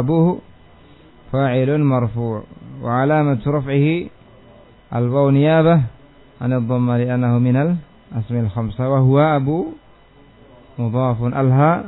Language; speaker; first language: Arabic; non-native, fluent; Indonesian